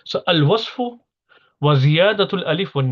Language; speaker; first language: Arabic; non-native, fluent; English